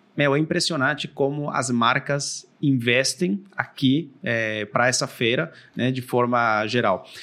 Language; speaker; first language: Portuguese; non-native, fluent; Spanish